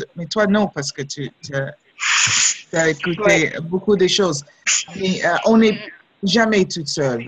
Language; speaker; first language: French; non-native, fluent; English